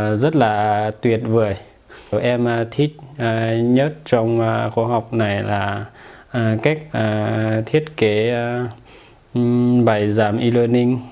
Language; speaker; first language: Vietnamese; non-native, fluent; Lao